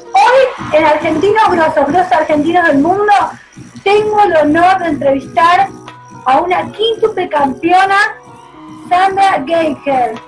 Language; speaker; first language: Spanish; native; Spanish